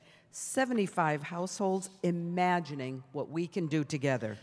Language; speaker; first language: English; native; English